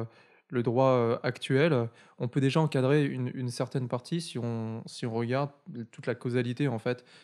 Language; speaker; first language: French; native; French